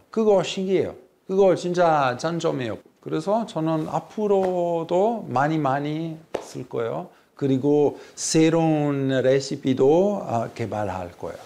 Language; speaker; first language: Korean; non-native, fluent; Italian